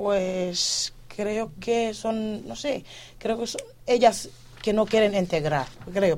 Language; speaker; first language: Spanish; non-native, fluent; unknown